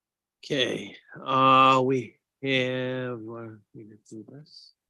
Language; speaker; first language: English; native; English